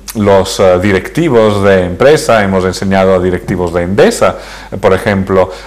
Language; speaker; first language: Spanish; early bilingual, heritage; Spanish